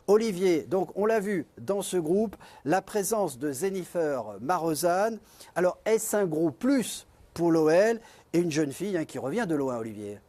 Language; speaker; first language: French; native; French